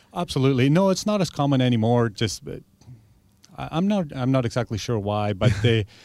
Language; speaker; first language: English; early bilingual, other home language; Spanish